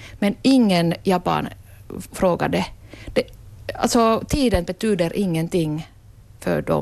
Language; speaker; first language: Swedish; non-native, local second language; Finnish